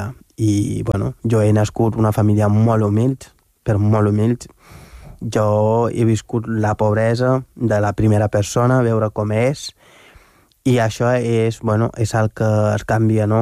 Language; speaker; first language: Catalan; non-native, fluent; Wolof